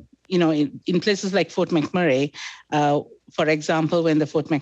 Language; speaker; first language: English; non-native, local second language; Sinhala